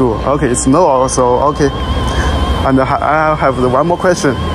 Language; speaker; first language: English; non-native, learner; Chinese